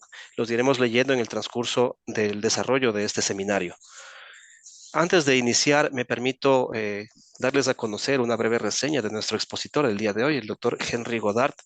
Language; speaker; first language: Spanish; native; Spanish